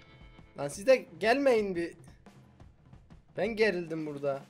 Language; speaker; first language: Turkish; native; Turkish